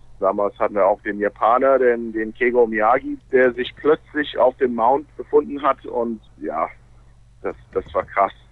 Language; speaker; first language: German; non-native, fluent; English